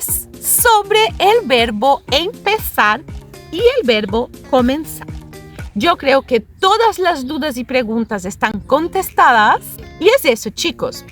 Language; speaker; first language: Spanish; non-native, fluent; Portuguese